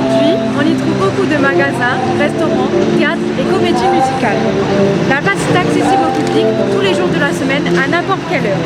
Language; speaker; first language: French; native; French